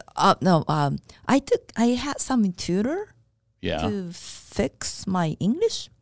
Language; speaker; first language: English; non-native, fluent; Japanese